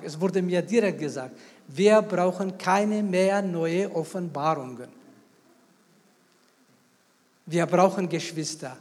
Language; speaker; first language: German; non-native, fluent; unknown